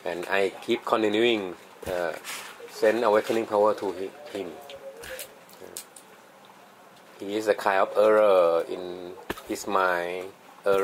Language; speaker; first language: English; non-native, learner; Thai